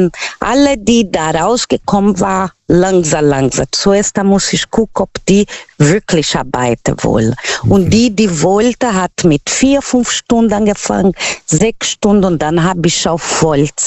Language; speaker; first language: German; non-native, local second language; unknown